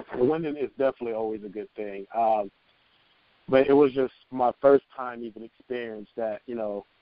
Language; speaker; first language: English; native; English